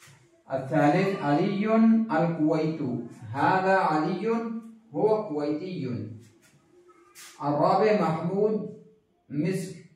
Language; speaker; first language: Arabic; non-native, fluent; Urdu